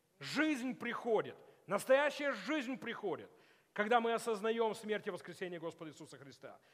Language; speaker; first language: Russian; non-native, local second language; Ukrainian